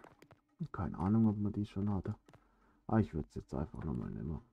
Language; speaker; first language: German; native; German